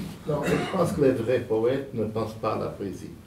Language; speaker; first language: French; non-native, fluent; Portuguese